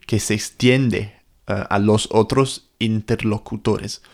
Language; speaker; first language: Spanish; non-native, fluent; English